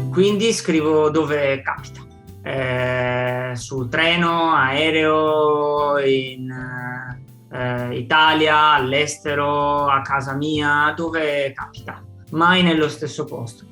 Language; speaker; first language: Italian; non-native, fluent; Spanish